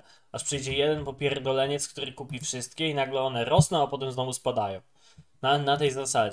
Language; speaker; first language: Polish; native; Polish